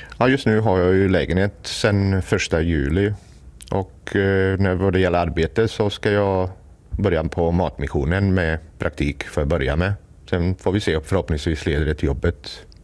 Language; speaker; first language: Swedish; non-native, fluent; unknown